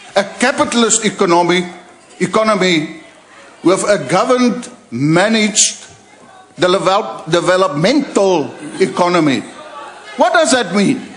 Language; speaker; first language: English; non-native, local second language; Afrikaans